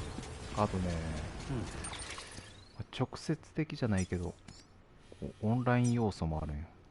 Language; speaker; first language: Japanese; native; Japanese